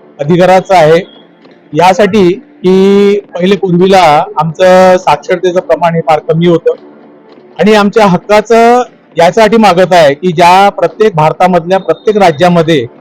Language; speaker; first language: Marathi; non-native, local second language; Lambadi